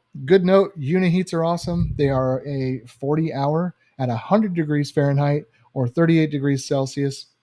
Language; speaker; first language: English; native; English